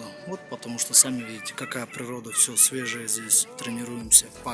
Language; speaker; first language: Russian; native; Russian